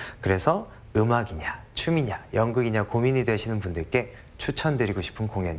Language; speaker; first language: Korean; native; Korean